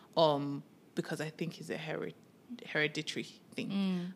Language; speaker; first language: English; non-native, local second language; Yoruba